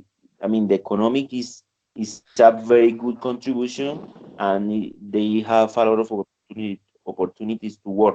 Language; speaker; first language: English; non-native, learner; Spanish